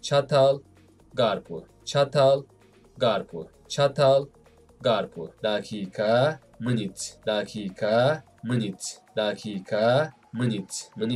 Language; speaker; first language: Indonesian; non-native, learner; Turkish